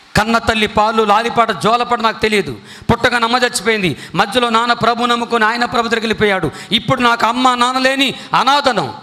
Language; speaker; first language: Telugu; non-native, local second language; Koya